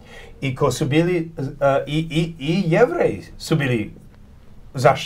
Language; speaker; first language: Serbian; early bilingual, heritage; Croatian